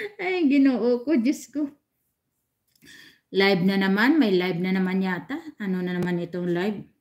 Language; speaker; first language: Filipino; non-native, local second language; Hiligaynon